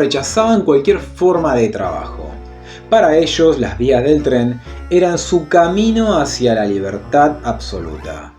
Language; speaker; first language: Spanish; native; Spanish